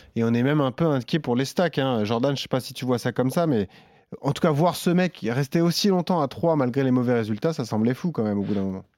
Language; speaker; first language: French; native; French